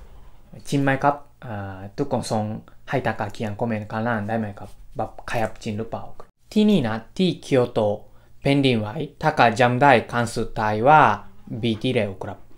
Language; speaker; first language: Thai; non-native, fluent; Japanese